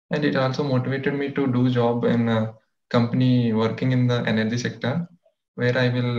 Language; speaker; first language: English; non-native, local second language; Telugu